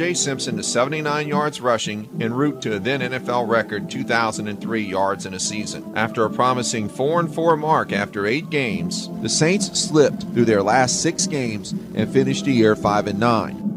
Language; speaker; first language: English; native; English